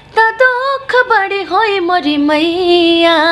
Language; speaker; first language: Hindi; native; Hindi